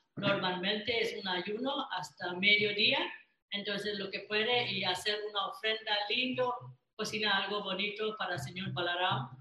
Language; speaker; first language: Spanish; non-native, fluent; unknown